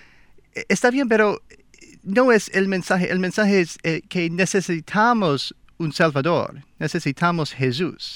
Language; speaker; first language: Spanish; non-native, learner; English